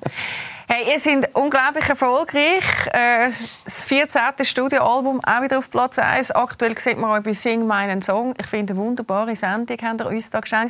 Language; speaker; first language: German; native; German